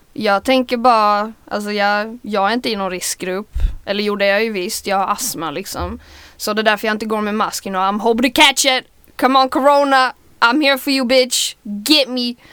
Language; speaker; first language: Swedish; native; Swedish